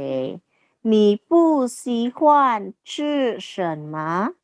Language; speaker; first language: Chinese; non-native, fluent; Indonesian